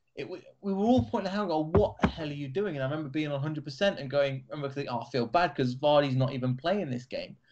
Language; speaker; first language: English; native; English